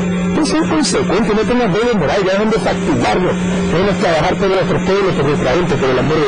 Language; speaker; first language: Spanish; native; Spanish